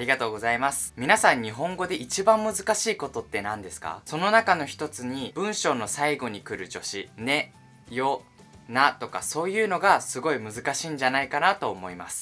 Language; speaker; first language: Japanese; native; Japanese